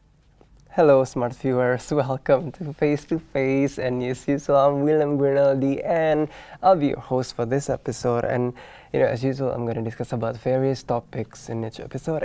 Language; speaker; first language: English; non-native, fluent; Indonesian